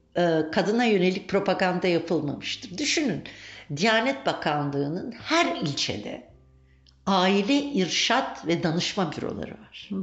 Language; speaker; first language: Turkish; native; Turkish